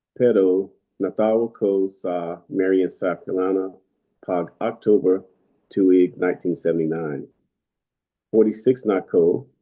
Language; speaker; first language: Cebuano; non-native, learner; English